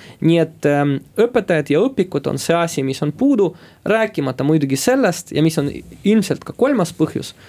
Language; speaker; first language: Estonian; non-native, local second language; Russian